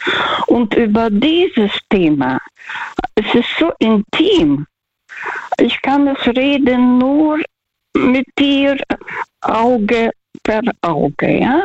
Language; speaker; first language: German; non-native, fluent; Russian